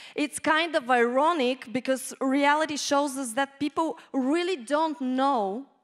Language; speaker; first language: English; non-native, fluent; Bulgarian